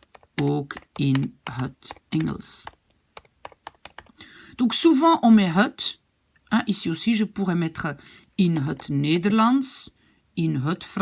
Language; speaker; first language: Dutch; non-native, fluent; French